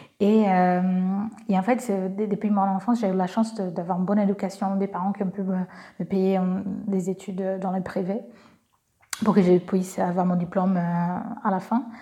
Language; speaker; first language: French; non-native, fluent; Portuguese